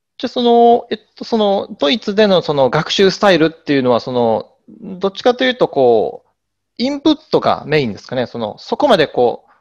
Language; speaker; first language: Japanese; native; Japanese